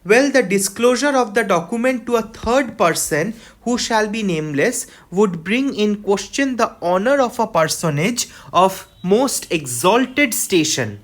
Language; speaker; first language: English; non-native, local second language; Bangla